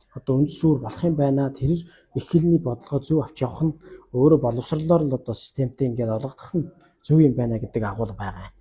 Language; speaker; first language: Mongolian; non-native, local second language; Kazakh